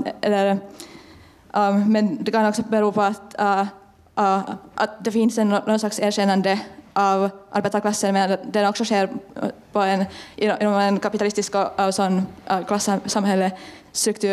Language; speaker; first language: Swedish; non-native, fluent; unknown